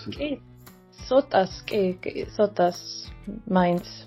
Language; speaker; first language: Georgian; non-native, fluent; Swedish